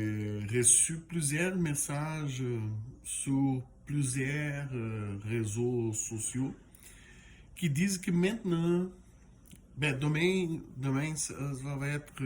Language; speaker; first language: French; non-native, fluent; Portuguese